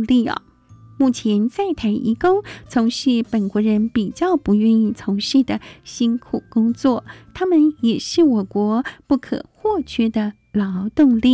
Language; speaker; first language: Chinese; native; Chinese